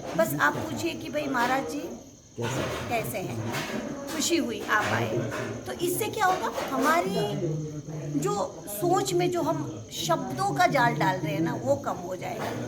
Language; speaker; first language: Hindi; non-native, local second language; Nepali